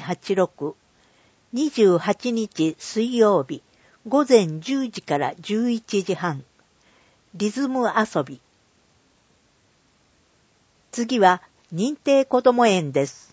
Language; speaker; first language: Japanese; native; Japanese